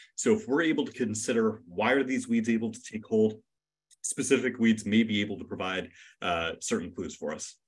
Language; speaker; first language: English; native; English